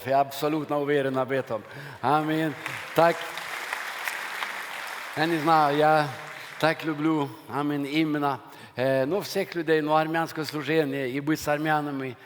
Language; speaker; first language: Russian; non-native, fluent; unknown